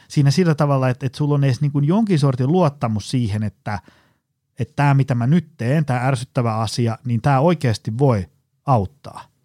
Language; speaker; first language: Finnish; native; Finnish